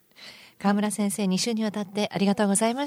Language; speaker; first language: Japanese; native; Japanese